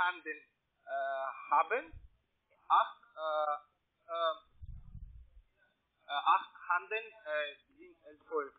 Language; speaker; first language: German; non-native, learner; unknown